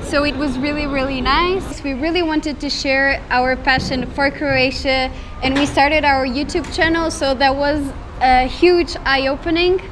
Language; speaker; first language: English; non-native, fluent; Portuguese